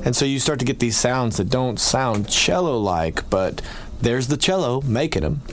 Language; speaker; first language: English; native; English